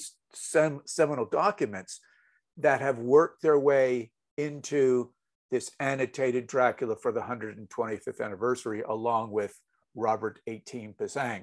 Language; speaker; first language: English; native; English